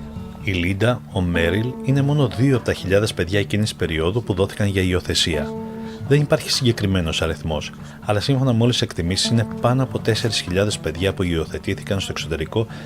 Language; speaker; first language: Greek; native; Greek